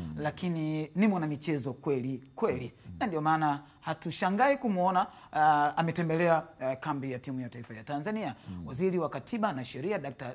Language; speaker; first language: Swahili; native; Swahili